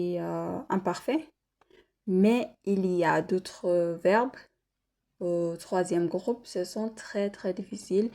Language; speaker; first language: French; non-native, learner; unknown